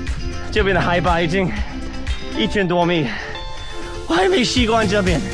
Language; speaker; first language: Chinese; non-native, fluent; English